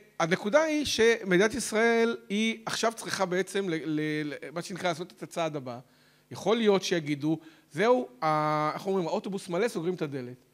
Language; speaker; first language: Hebrew; native; Hebrew